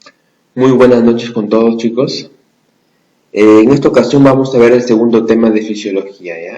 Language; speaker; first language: Spanish; native; Spanish